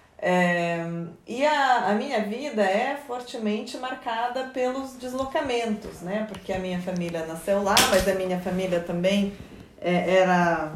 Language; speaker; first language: Portuguese; non-native, fluent; Russian